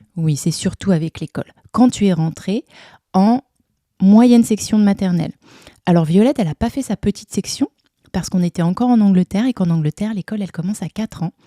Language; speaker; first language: French; native; French